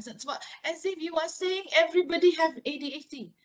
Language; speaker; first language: English; non-native, local second language; Malay